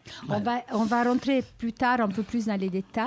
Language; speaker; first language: French; native; French